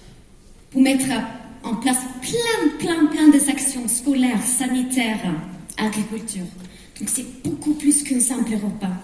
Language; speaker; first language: French; non-native, fluent; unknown